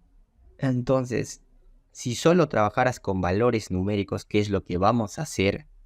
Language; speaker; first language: Spanish; native; Spanish